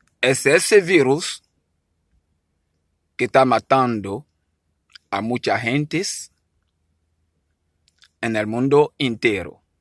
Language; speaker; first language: Spanish; non-native, learner; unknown